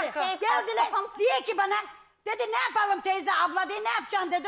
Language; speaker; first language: Turkish; native; Turkish